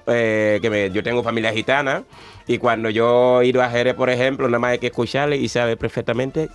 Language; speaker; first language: Spanish; non-native, fluent; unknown